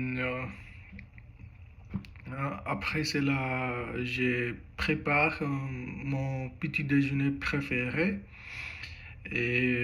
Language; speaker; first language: French; non-native, learner; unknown